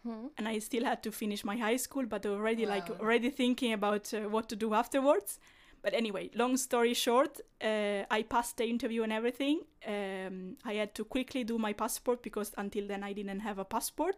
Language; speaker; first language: English; non-native, fluent; Italian